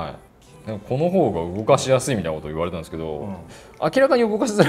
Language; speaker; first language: Japanese; native; Japanese